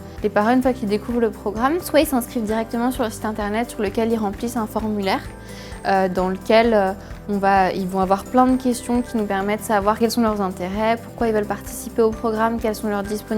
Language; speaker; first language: French; native; French